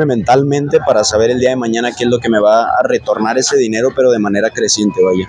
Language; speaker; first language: Spanish; native; Spanish